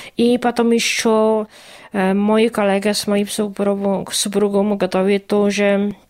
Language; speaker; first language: Russian; non-native, learner; Czech